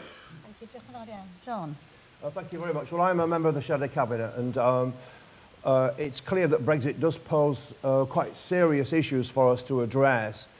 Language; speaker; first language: English; native; English